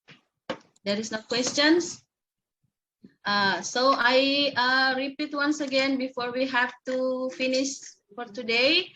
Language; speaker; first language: English; non-native, learner; Indonesian